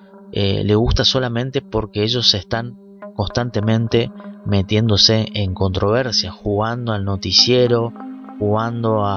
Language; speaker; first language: Spanish; native; Spanish